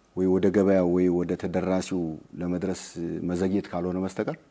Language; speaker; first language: Amharic; native; Amharic